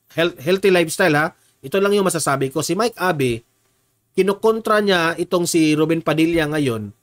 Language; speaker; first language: Filipino; non-native, local second language; Cebuano